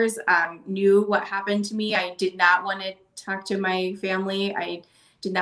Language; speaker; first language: English; native; English